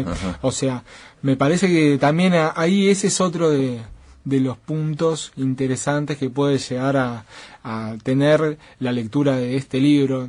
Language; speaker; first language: Spanish; native; Spanish